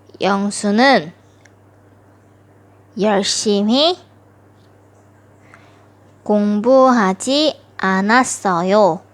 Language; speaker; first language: Korean; non-native, fluent; Thai